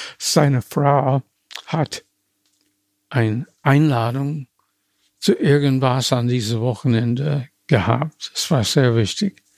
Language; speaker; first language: German; non-native, fluent; English